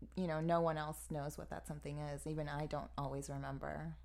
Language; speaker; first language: English; native; English